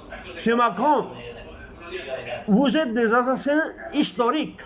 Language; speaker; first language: French; non-native, local second language; Arabic